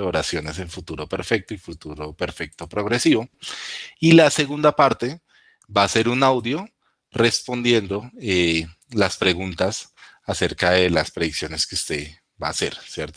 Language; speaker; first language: Spanish; native; Spanish